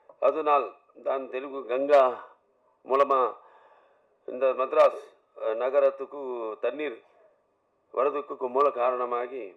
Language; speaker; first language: Tamil; non-native, learner; Telugu